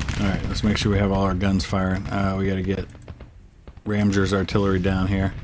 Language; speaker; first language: English; native; English